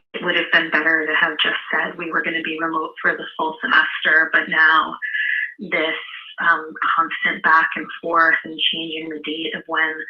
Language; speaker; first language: English; native; English